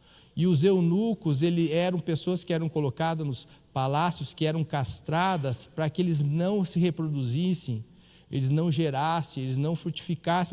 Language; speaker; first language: Portuguese; native; Portuguese